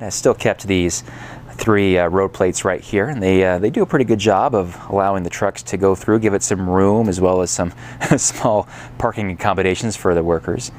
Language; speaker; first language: English; native; English